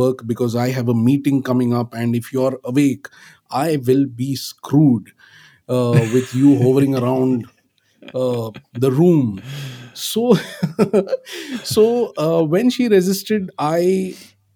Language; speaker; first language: English; non-native, local second language; Marathi